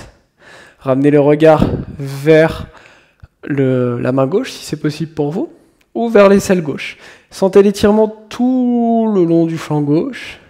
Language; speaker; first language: French; native; French